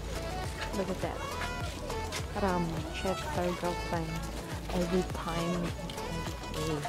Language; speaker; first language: English; non-native, learner; Indonesian